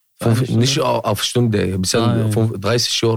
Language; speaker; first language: German; non-native, learner; Arabic